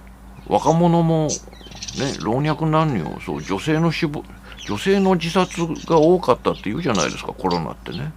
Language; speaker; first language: Japanese; native; Japanese